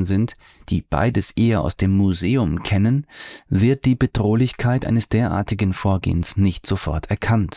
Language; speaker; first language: German; native; German